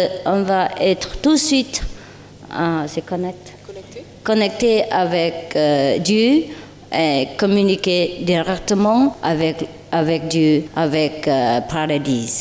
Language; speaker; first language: French; non-native, learner; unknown